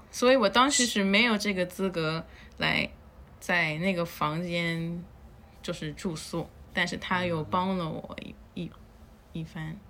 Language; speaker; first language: Chinese; non-native, fluent; Spanish